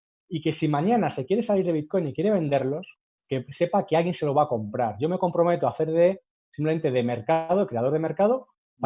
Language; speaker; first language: Spanish; native; Spanish